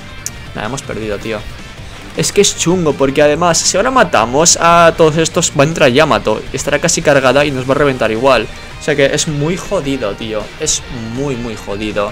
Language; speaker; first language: Spanish; native; Spanish